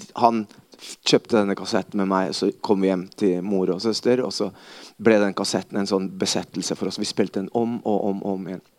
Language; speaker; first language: Norwegian; early bilingual, other home language; Spanish